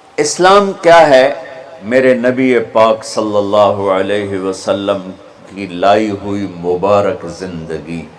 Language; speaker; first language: Urdu; non-native, local second language; Punjabi